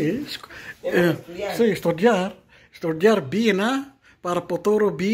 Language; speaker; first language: Spanish; non-native, learner; Filipino